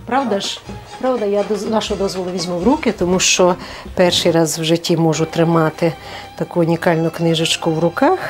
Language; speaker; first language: Ukrainian; native; Ukrainian